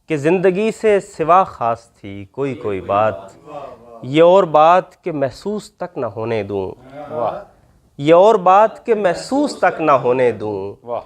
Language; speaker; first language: Urdu; native; Urdu